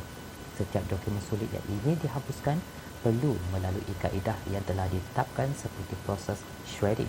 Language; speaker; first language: Malay; native; Malay